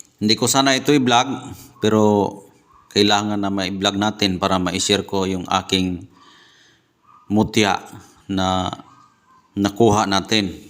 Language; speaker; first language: Filipino; non-native, local second language; Cebuano